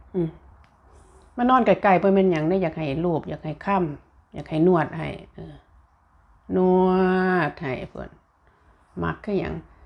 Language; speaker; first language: Thai; native; Thai